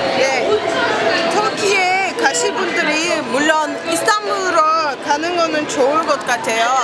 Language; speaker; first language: Korean; non-native, fluent; Turkish